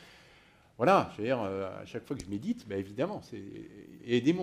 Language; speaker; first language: French; native; French